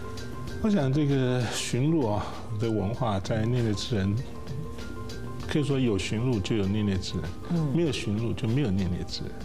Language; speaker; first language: Chinese; native; Chinese